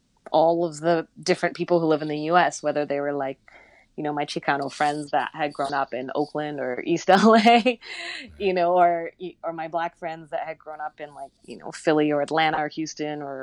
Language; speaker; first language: English; native; English